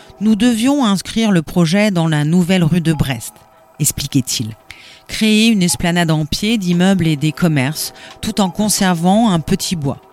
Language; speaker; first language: French; native; French